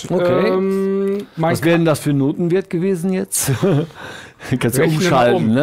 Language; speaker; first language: German; native; German